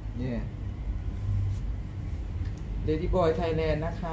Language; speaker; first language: English; non-native, learner; Thai